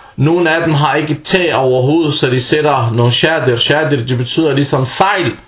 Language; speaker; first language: Danish; early bilingual, other home language; Arabic